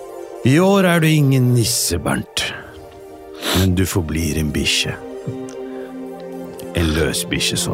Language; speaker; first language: Norwegian; native; Norwegian